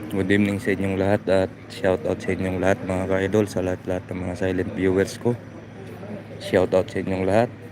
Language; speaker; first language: Filipino; non-native, local second language; Hiligaynon